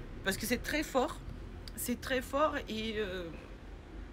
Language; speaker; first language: French; non-native, fluent; Russian